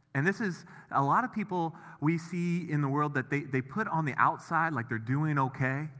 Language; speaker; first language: English; native; English